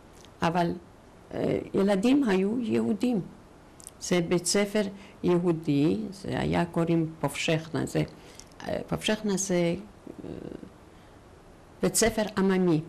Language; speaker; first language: Hebrew; non-native, fluent; Yiddish